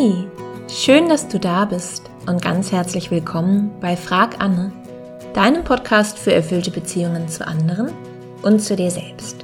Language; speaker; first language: German; native; German